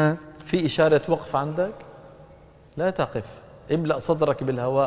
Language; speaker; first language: Arabic; native; Arabic